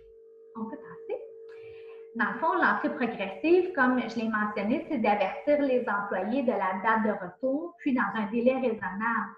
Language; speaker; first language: French; native; French